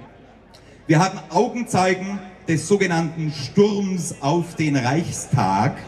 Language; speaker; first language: German; native; German